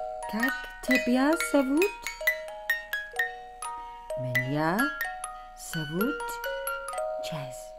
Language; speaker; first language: Russian; non-native, learner; English